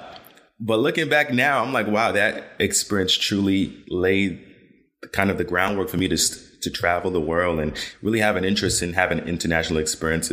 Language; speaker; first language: English; native; English